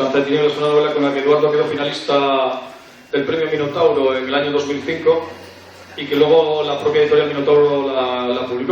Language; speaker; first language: Spanish; native; Spanish